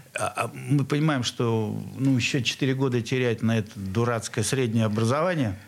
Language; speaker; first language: Russian; native; Russian